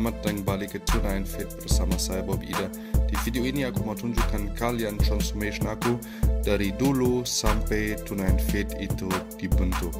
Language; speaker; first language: Indonesian; early bilingual, heritage; Indonesian